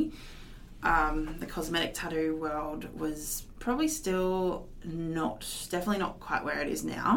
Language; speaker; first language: English; native; English